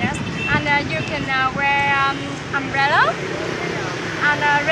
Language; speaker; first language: English; non-native, learner; Vietnamese